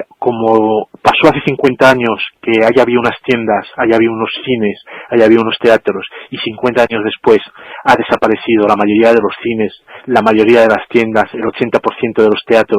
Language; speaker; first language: Spanish; native; Spanish